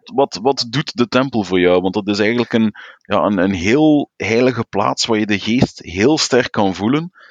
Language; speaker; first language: Dutch; native; Dutch